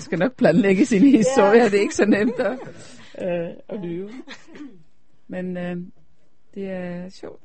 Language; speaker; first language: Danish; non-native, fluent; Polish